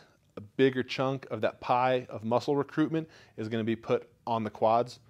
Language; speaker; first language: English; native; English